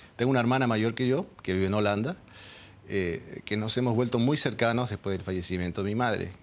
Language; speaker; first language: Spanish; early bilingual, other home language; Dutch